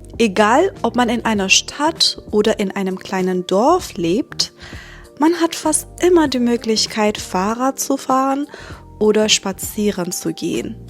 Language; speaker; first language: German; non-native, fluent; Persian